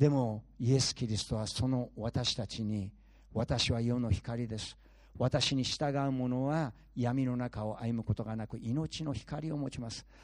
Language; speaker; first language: Japanese; early bilingual, heritage; Japanese